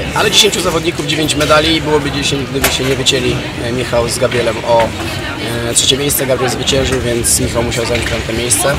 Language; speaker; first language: Polish; native; Polish